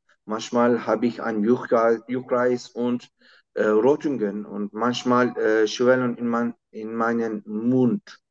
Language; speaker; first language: German; non-native, learner; Turkish